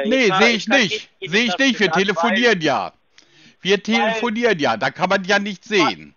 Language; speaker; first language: German; native; German